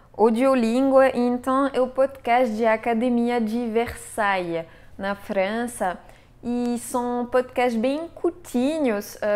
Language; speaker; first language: Portuguese; non-native, fluent; French